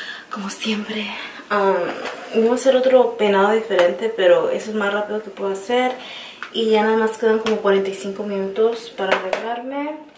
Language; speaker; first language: Spanish; early bilingual, heritage; Spanish